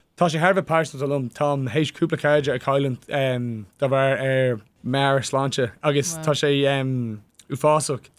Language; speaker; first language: Irish; non-native, local second language; English